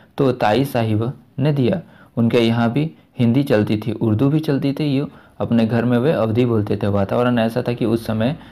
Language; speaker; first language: Hindi; native; Hindi